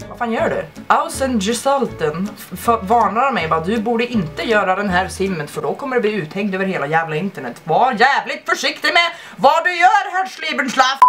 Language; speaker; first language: Swedish; native; Swedish